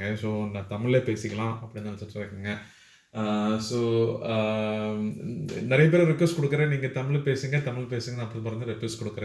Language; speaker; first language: Tamil; non-native, learner; Malayalam